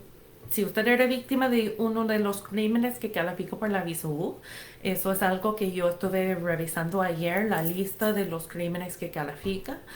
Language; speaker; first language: Spanish; non-native, fluent; English